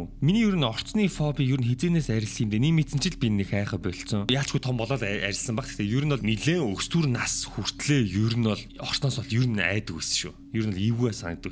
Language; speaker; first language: Mongolian; native; Mongolian